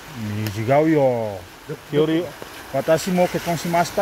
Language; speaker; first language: Japanese; non-native, learner; Indonesian